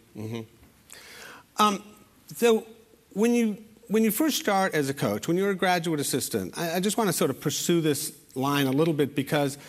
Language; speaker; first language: English; native; English